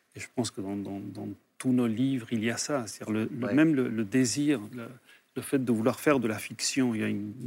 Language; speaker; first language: French; early bilingual, other home language; Spanish